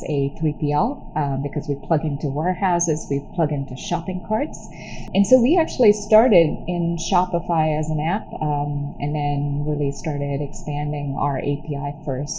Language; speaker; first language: English; non-native, local second language; Tamil